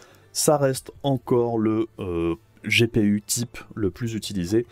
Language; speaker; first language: French; native; French